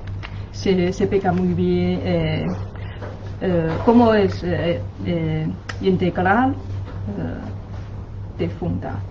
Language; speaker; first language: Spanish; non-native, learner; Chinese